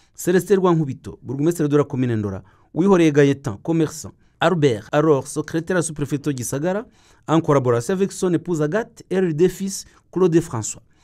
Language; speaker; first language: French; non-native, local second language; Kinyarwanda